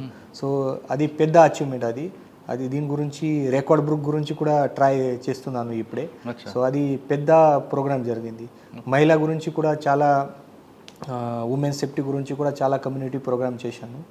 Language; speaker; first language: Telugu; non-native, fluent; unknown